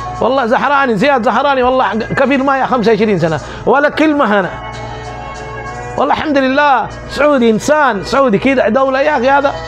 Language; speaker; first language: Arabic; non-native, learner; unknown